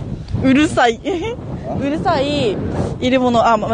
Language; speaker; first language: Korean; non-native, learner; Japanese